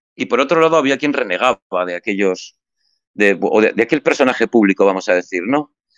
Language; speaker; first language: Spanish; native; Spanish